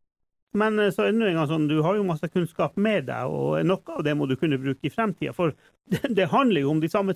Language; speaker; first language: Norwegian; native; Norwegian